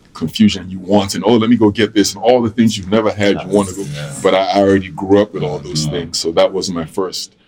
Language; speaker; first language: English; native; English